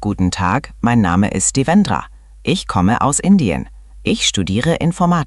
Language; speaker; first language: German; non-native, learner; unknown